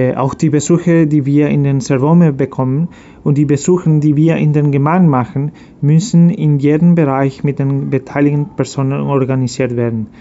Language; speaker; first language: German; early bilingual, heritage; Spanish